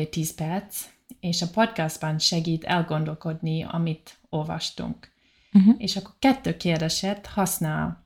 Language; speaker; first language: Hungarian; non-native, learner; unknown